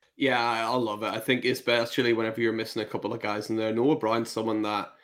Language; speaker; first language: English; native; English